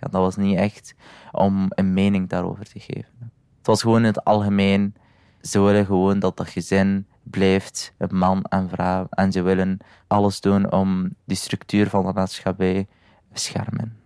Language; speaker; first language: Dutch; non-native, fluent; Arabic